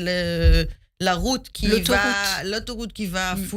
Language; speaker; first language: French; non-native, fluent; Hebrew